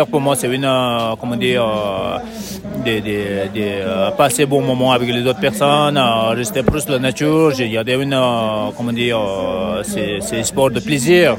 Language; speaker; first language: French; non-native, fluent; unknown